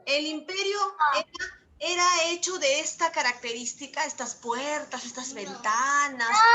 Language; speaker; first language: Spanish; native; Spanish